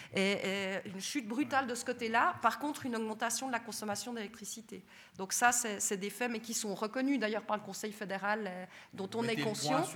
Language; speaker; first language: French; native; French